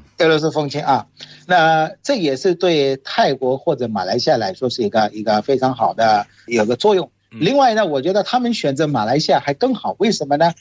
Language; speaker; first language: Chinese; non-native, fluent; Bangla